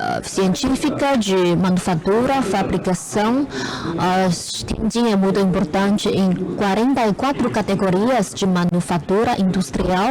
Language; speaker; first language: Portuguese; non-native, fluent; Chinese